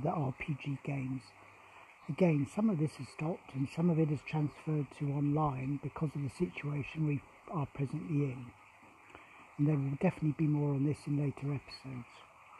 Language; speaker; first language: English; native; English